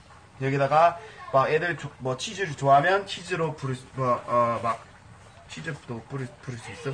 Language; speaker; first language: Korean; non-native, fluent; English